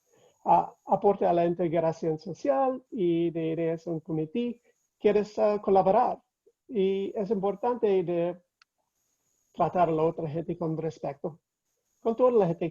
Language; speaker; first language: Spanish; non-native, fluent; English